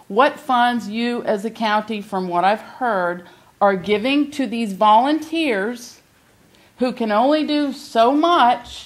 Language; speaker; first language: English; native; English